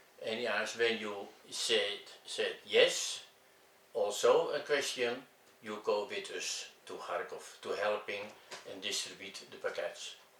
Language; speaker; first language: English; non-native, learner; Dutch